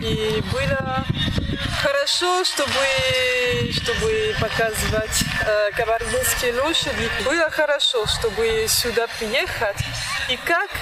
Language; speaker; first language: Russian; non-native, learner; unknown